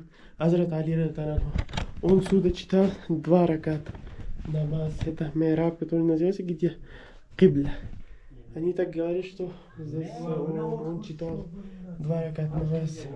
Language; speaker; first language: Russian; non-native, learner; Persian